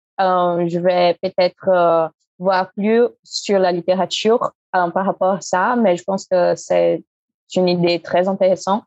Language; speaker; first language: French; non-native, fluent; Portuguese